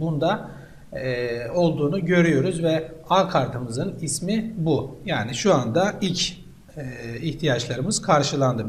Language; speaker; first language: Turkish; native; Turkish